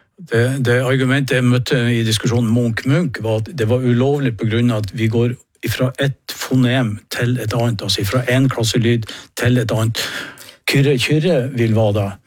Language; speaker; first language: Norwegian; native; Norwegian